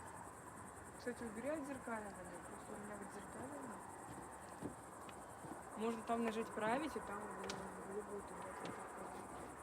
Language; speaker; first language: Russian; native; Russian